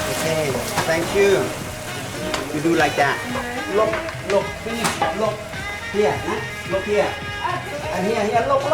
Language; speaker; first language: English; non-native, learner; Khmer